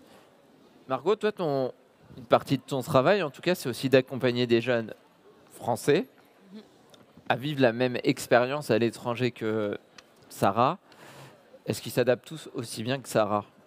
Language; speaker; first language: French; native; French